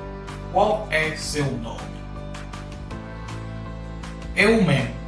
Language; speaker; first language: Portuguese; non-native, fluent; Haitian Creole